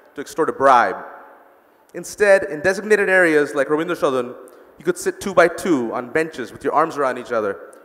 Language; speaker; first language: English; early bilingual, other home language; Bangla